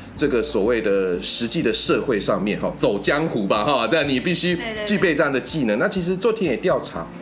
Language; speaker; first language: Chinese; native; Chinese